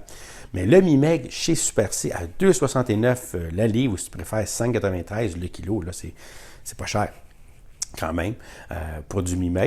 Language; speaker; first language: French; native; French